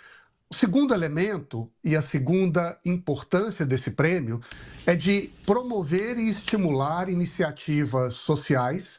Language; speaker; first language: Portuguese; native; Portuguese